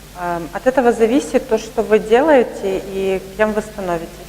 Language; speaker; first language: Russian; native; Russian